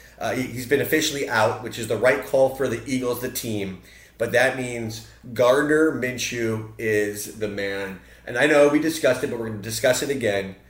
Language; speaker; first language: English; native; English